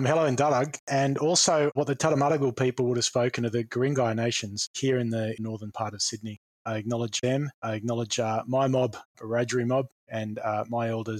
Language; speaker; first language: English; native; English